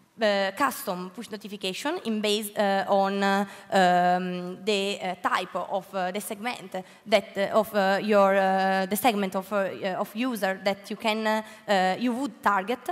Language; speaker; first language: English; non-native, learner; Italian